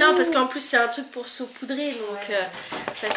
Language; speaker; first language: French; native; French